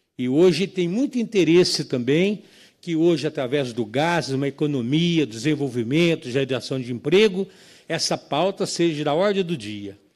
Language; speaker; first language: Portuguese; native; Portuguese